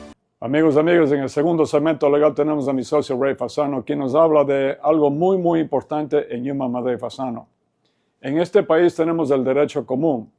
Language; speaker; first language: Spanish; non-native, fluent; English